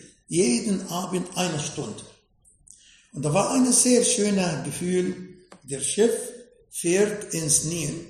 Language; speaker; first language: German; non-native, fluent; Arabic